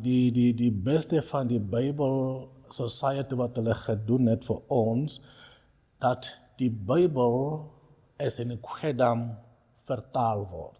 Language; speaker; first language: Afrikaans; non-native, local second language; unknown